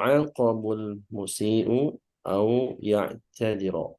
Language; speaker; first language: Arabic; non-native, learner; Indonesian